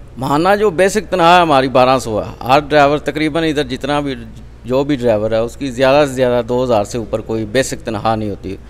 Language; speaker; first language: Urdu; non-native, local second language; Punjabi